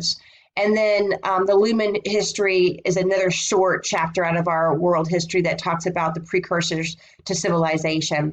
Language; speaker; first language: English; native; English